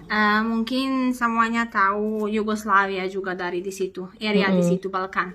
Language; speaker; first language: Indonesian; non-native, learner; Serbian